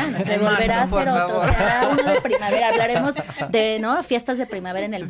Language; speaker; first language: Spanish; native; Spanish